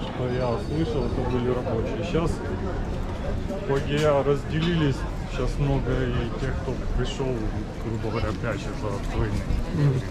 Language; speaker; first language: Russian; native; Russian